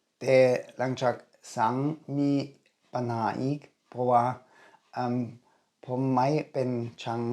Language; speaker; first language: Thai; non-native, learner; German